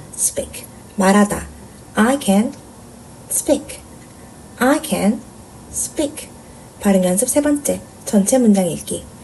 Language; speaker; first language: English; non-native, fluent; Korean